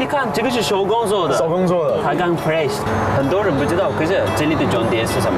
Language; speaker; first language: Chinese; non-native, fluent; Turkish